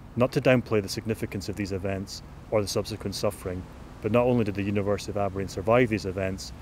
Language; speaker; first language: English; native; English